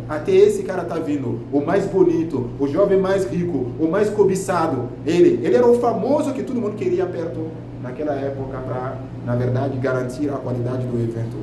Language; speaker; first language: Portuguese; non-native, fluent; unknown